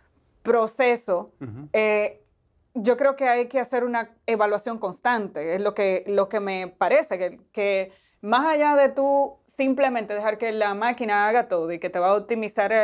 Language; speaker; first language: Spanish; native; Spanish